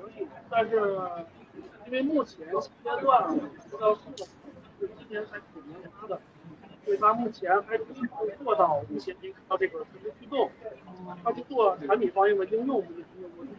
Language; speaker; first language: Chinese; native; Chinese